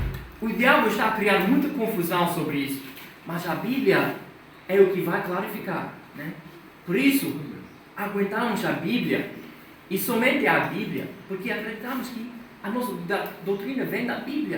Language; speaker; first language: Portuguese; non-native, fluent; English